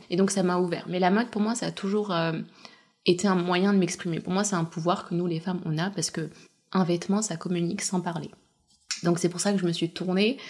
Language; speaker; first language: French; early bilingual, other home language; Russian